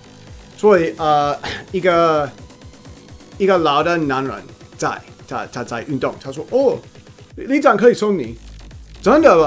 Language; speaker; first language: Chinese; non-native, learner; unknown